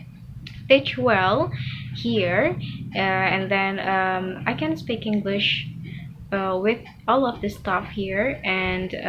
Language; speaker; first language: English; non-native, fluent; Indonesian